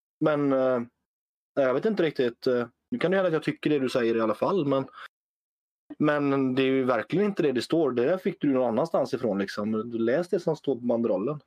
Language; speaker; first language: Swedish; native; Swedish